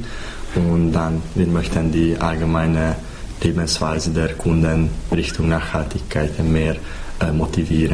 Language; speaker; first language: German; non-native, fluent; Hungarian